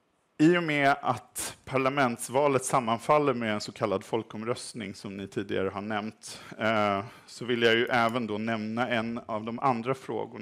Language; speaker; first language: Swedish; native; Swedish